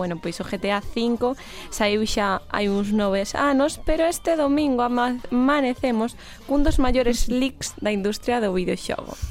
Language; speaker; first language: Galician; non-native, local second language; Spanish